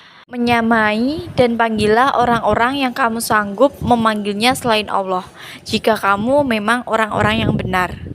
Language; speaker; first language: Indonesian; native; Indonesian